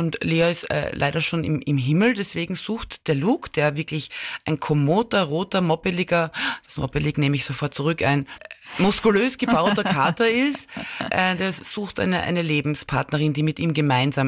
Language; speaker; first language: German; native; German